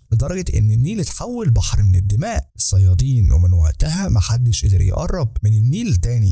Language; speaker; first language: Arabic; native; Arabic